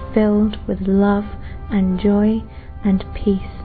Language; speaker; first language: English; native; English